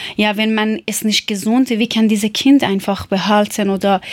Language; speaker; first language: German; non-native, learner; Persian